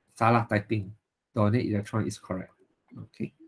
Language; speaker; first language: English; non-native, local second language; Chinese